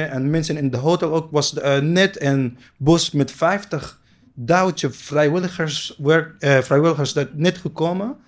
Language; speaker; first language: Dutch; non-native, learner; Arabic